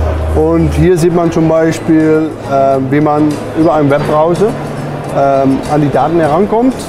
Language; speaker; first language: German; non-native, fluent; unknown